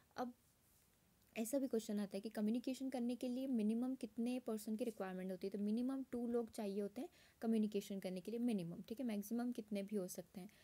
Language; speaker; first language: Hindi; native; Hindi